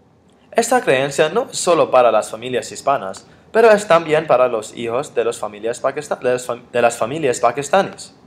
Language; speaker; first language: Spanish; non-native, fluent; English